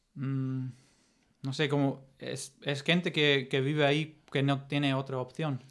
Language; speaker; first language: Spanish; non-native, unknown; German